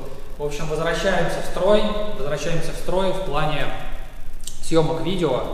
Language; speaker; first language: Russian; native; Russian